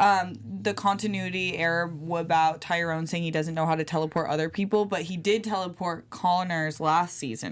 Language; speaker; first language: English; native; English